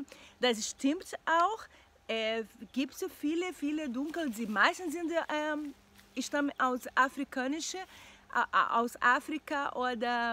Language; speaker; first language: German; non-native, learner; Portuguese